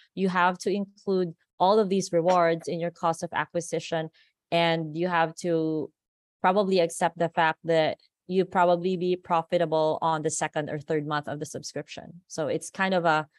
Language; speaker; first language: English; non-native, local second language; Filipino